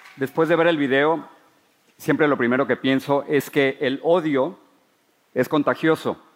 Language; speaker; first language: Spanish; native; Spanish